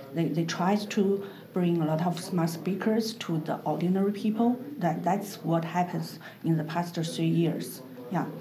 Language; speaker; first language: English; non-native, learner; Chinese